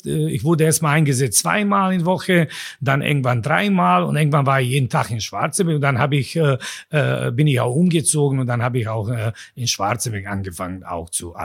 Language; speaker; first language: German; non-native, fluent; Bosnian